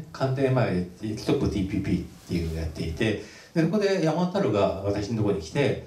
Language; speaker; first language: Japanese; native; Japanese